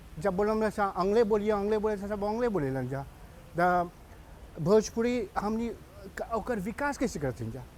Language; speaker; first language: Bhojpuri; early bilingual, heritage; Bhojpuri